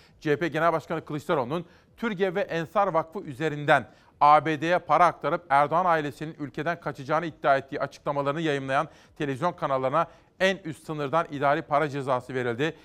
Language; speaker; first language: Turkish; native; Turkish